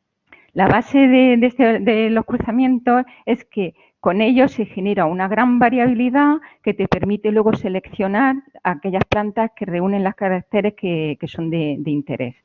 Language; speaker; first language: Spanish; native; Spanish